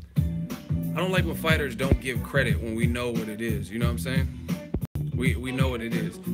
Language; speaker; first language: English; native; English